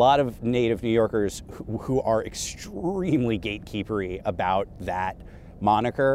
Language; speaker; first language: English; native; English